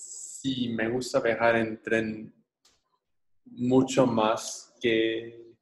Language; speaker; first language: Spanish; non-native, learner; English